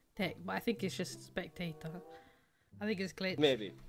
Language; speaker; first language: English; native; English